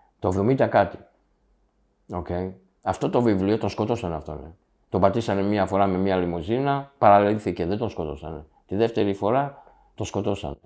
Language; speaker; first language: Greek; early bilingual, heritage; Greek